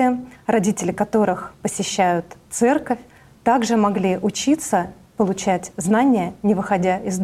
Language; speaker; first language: Russian; native; Russian